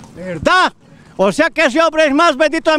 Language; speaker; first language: Spanish; native; Spanish